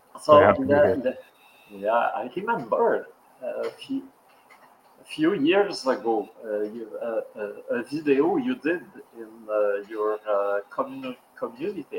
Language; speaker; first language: English; non-native, local second language; French